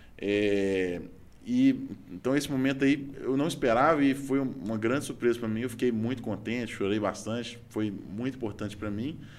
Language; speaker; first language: Portuguese; native; Portuguese